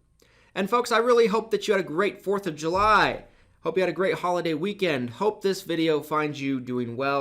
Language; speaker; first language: English; native; English